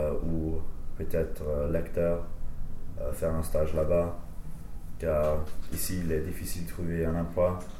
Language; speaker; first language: French; non-native, fluent; English